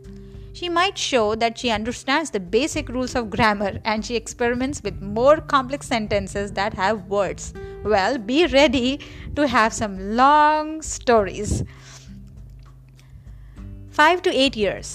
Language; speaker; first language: English; non-native, local second language; Marathi